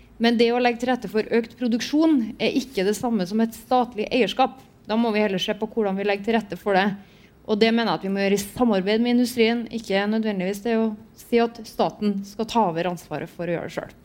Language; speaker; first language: Norwegian; native; Norwegian